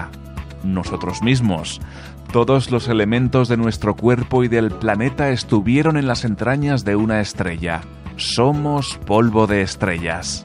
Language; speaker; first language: Spanish; native; Spanish